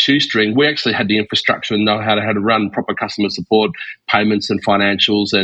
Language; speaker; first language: English; native; English